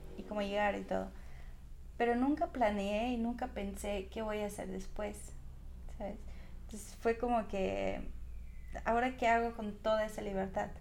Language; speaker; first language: Spanish; non-native, fluent; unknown